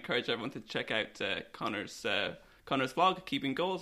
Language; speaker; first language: English; native; English